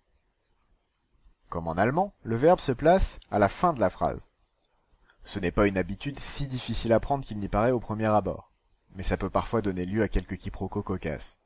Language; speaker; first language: French; native; French